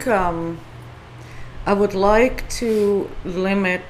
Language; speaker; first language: English; non-native, fluent; Swiss German